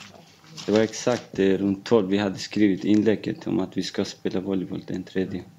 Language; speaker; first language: Swedish; non-native, fluent; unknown